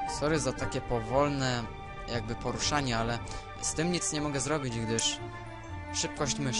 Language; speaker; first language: Polish; native; Polish